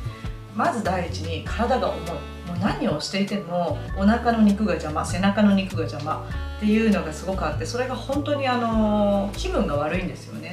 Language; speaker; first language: Japanese; native; Japanese